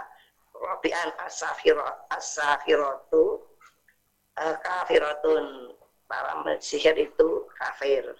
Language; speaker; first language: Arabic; non-native, learner; Indonesian